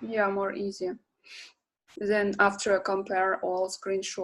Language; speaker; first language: English; non-native, learner; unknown